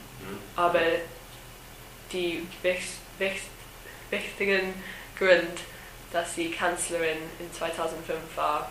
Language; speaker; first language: German; non-native, learner; English